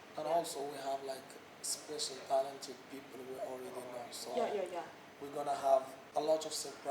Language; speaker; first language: English; non-native, learner; Arabic